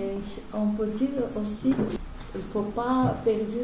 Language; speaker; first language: French; non-native, learner; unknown